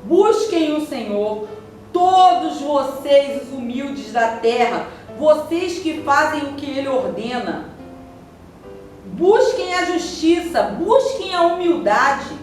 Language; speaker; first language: Portuguese; native; Portuguese